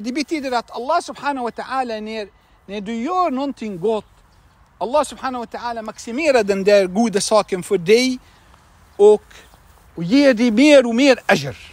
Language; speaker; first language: Swedish; non-native, fluent; Arabic